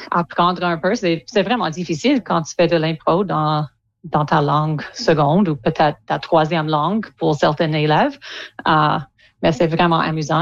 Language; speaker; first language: French; non-native, local second language; English